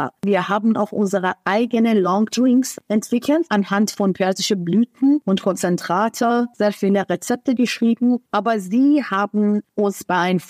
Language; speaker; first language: German; non-native, fluent; Persian